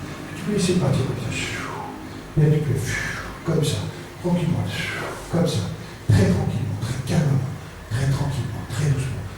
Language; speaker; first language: French; native; French